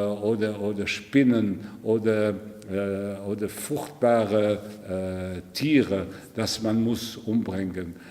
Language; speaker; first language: German; non-native, learner; French